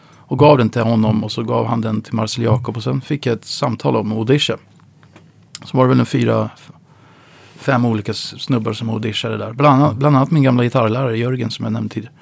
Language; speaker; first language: Swedish; native; Swedish